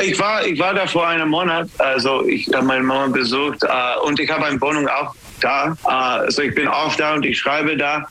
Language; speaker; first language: German; non-native, learner; English